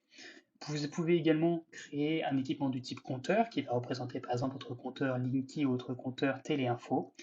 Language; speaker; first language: French; native; French